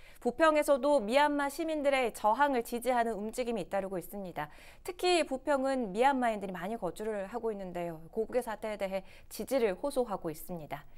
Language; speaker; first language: Korean; native; Korean